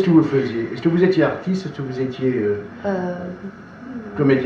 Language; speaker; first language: French; native; French